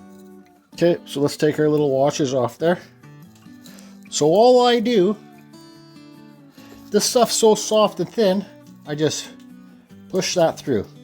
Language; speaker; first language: English; native; English